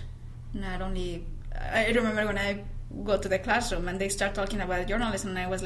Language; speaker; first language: English; non-native, fluent; Spanish